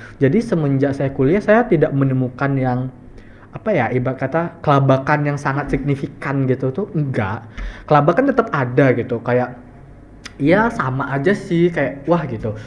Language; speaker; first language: Indonesian; native; Indonesian